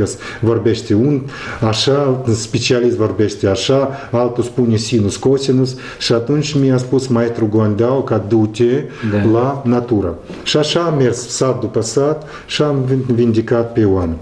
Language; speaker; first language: Romanian; non-native, local second language; Russian